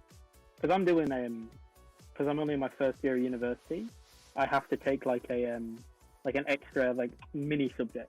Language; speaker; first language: English; native; English